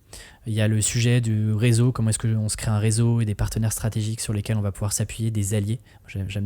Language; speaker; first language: French; native; French